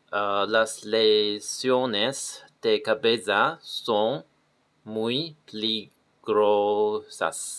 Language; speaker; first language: Spanish; non-native, learner; Chinese